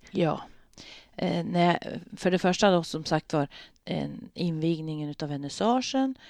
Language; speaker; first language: Swedish; native; Swedish